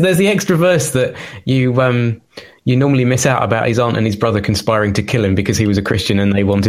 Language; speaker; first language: English; native; English